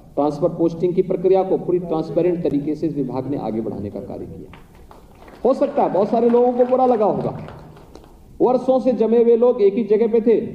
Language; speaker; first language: Hindi; native; Hindi